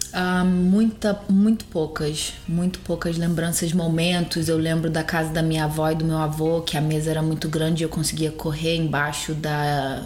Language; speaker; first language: Portuguese; early bilingual, heritage; Portuguese